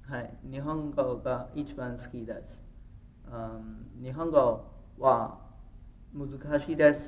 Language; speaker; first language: Japanese; non-native, learner; English